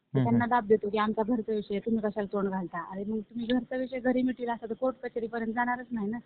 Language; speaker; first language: Marathi; native; Marathi